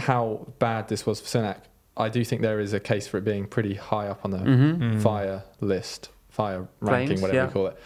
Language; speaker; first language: English; native; English